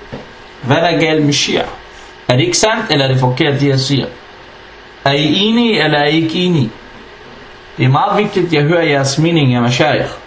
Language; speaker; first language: Danish; non-native, fluent; Arabic